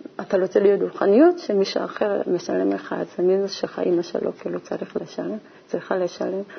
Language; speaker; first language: Hebrew; non-native, learner; Korean